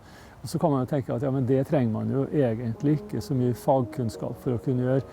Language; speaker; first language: Norwegian; native; Norwegian